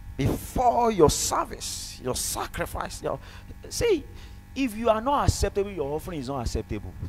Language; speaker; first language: English; non-native, local second language; Yoruba